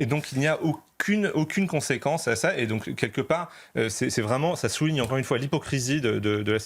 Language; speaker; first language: French; native; French